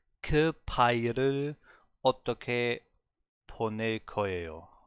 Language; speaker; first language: Korean; non-native, learner; German